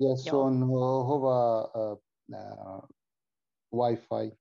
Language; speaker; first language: Finnish; non-native, learner; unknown